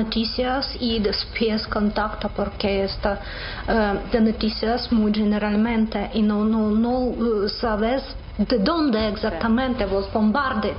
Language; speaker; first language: Spanish; non-native, learner; Ukrainian